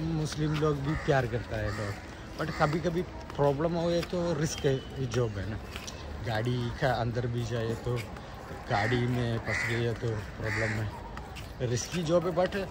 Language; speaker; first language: Hindi; non-native, local second language; Malayalam